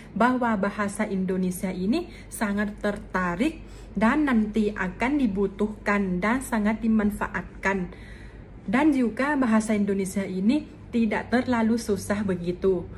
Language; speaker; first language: Indonesian; non-native, fluent; Thai